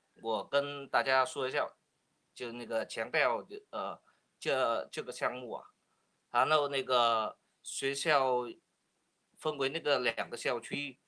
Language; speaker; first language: Chinese; non-native, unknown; Vietnamese